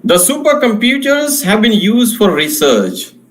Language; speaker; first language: English; non-native, local second language; Marathi